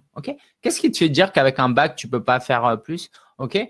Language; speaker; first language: French; native; French